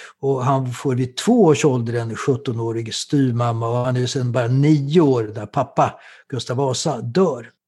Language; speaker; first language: Swedish; native; Swedish